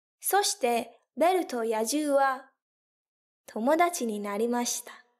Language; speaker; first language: Japanese; non-native, fluent; English